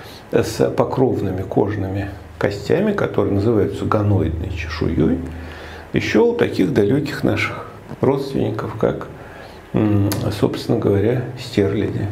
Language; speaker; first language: Russian; native; Russian